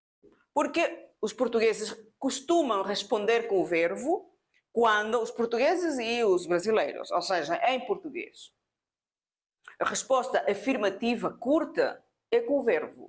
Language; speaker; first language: Portuguese; non-native, fluent; Spanish